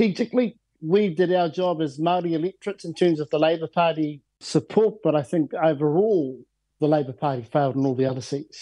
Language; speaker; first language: English; native; English